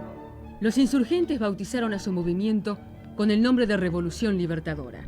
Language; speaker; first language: Spanish; native; Spanish